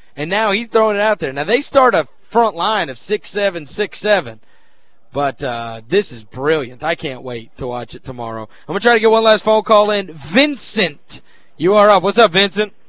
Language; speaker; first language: English; native; English